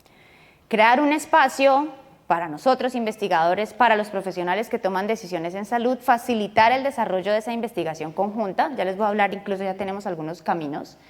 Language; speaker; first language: Spanish; native; Spanish